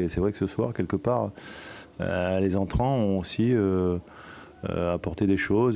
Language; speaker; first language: French; native; French